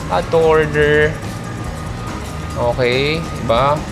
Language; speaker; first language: English; non-native, local second language; Filipino